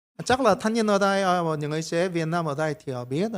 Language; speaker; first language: Vietnamese; non-native, learner; Korean